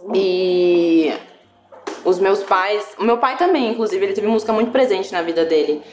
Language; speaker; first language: Portuguese; early bilingual, other home language; German